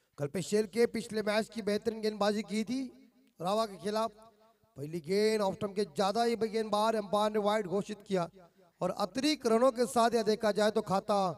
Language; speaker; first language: Hindi; non-native, local second language; Marathi